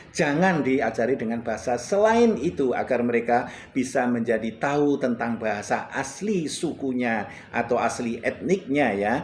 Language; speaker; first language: Indonesian; non-native, local second language; Javanese